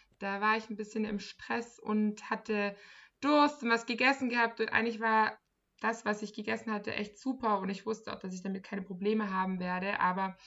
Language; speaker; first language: German; native; German